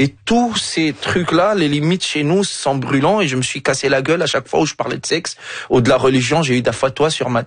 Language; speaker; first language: French; non-native, local second language; Arabic